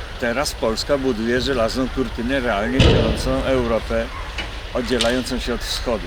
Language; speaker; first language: Polish; native; Polish